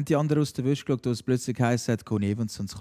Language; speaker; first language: German; native; German